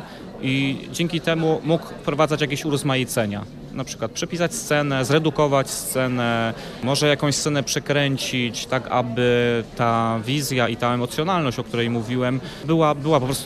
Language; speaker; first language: Polish; native; Polish